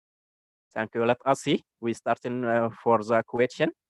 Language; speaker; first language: English; non-native, learner; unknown